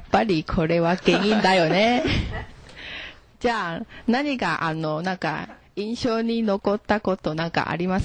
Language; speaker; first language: Japanese; non-native, learner; Chinese